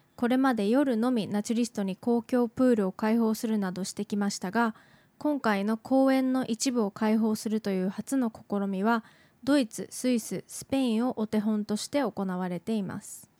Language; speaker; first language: Japanese; native; Japanese